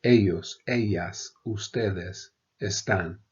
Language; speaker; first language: Spanish; non-native, fluent; English